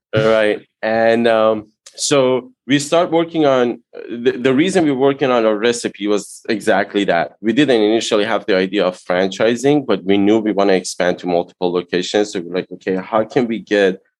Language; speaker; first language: English; non-native, fluent; Persian